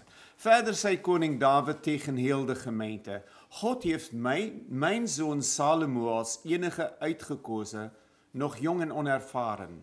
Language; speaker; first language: Dutch; non-native, fluent; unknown